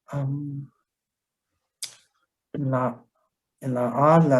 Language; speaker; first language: Spanish; non-native, learner; English